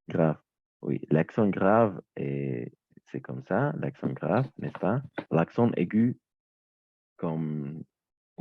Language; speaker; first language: French; native; French